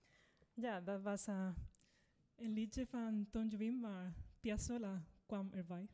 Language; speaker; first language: Dutch; non-native, fluent; Spanish